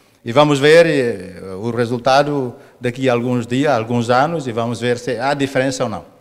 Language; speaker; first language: Portuguese; non-native, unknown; Tetum